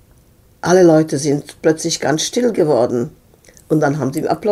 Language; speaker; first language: German; non-native, fluent; Serbian